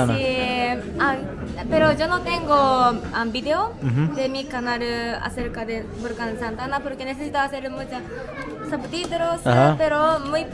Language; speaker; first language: Spanish; non-native, learner; Japanese